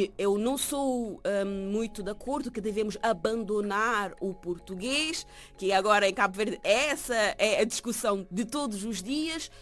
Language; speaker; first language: Portuguese; non-native, local second language; Kabuverdianu